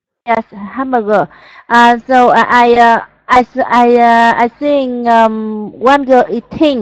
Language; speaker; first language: English; non-native, learner; Vietnamese